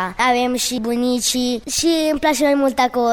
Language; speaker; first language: Romanian; early bilingual, heritage; Romanian